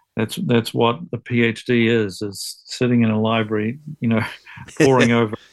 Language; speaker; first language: English; native; English